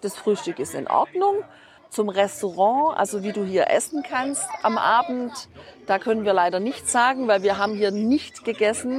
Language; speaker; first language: German; native; German